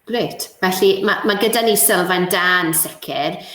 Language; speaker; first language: Welsh; native; Welsh